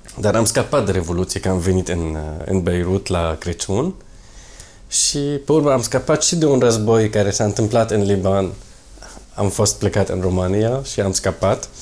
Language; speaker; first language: Romanian; non-native, fluent; Arabic